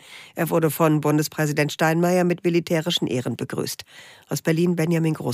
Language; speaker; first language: German; native; German